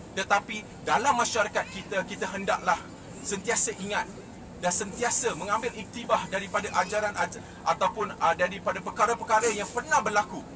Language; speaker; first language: Malay; native; Malay